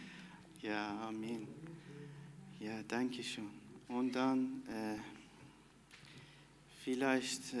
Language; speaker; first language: German; non-native, learner; Persian